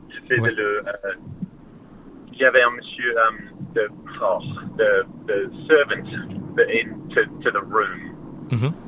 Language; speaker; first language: French; non-native, learner; English